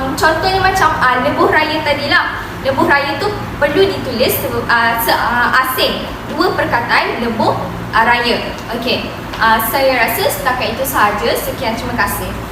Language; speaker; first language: Malay; native; Malay